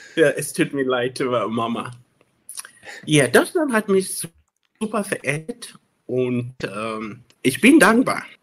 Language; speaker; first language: German; non-native, learner; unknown